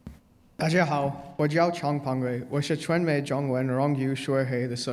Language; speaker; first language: Chinese; non-native, learner; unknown